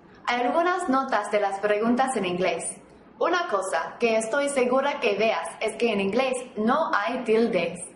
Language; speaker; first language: Spanish; non-native, fluent; English